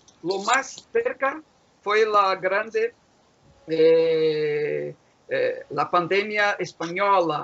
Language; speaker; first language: Spanish; non-native, fluent; Portuguese